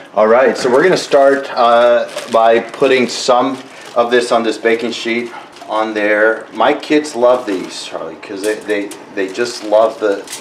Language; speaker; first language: English; early bilingual, other home language; Spanish